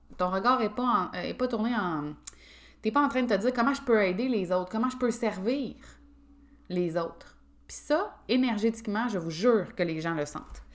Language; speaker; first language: French; native; French